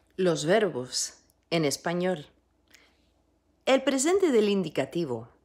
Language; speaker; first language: Spanish; non-native, fluent; French